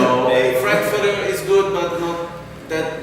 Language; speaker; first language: English; non-native, fluent; German